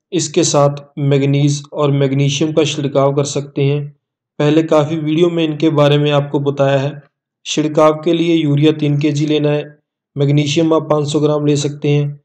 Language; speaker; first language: Hindi; non-native, local second language; Punjabi